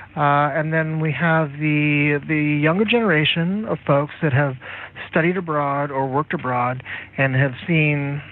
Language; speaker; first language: English; native; English